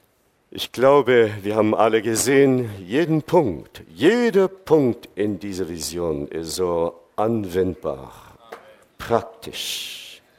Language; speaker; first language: German; non-native, fluent; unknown